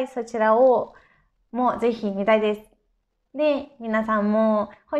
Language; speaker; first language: Japanese; non-native, fluent; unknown